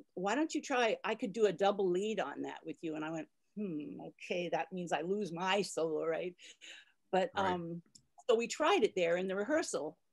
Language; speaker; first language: English; native; English